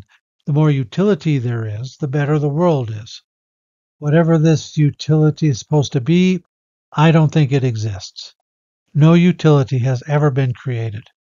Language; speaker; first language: English; native; English